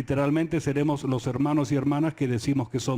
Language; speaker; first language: Spanish; native; Spanish